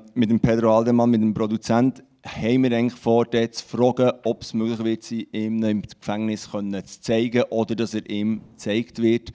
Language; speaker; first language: German; non-native, local second language; French